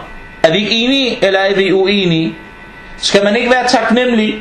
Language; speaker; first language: Danish; early bilingual, other home language; Arabic